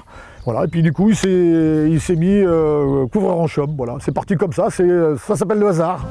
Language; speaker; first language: French; native; French